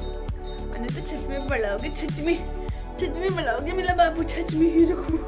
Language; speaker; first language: Hindi; native; Hindi